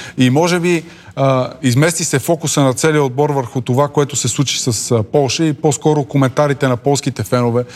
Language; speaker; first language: Bulgarian; native; Bulgarian